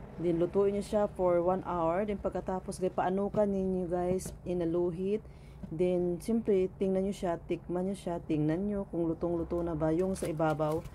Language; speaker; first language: Filipino; non-native, local second language; Cebuano